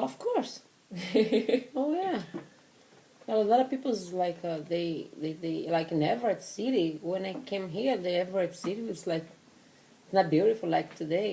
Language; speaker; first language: English; non-native, learner; Portuguese